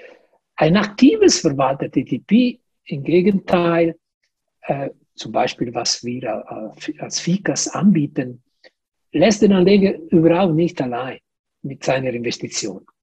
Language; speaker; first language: German; non-native, fluent; Italian